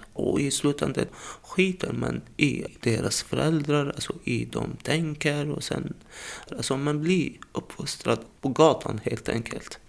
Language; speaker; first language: Swedish; non-native, fluent; Arabic